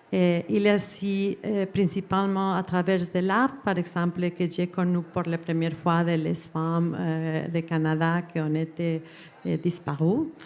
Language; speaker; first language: French; non-native, fluent; Spanish